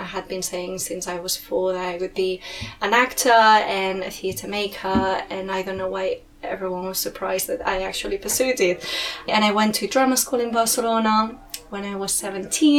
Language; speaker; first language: English; non-native, fluent; Spanish